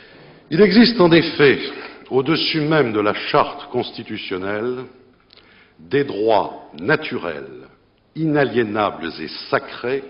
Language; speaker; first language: French; native; French